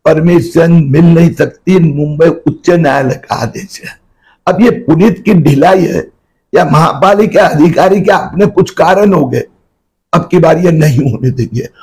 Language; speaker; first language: Hindi; non-native, local second language; Marathi